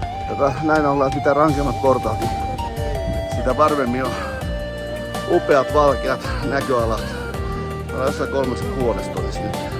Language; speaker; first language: Finnish; native; Finnish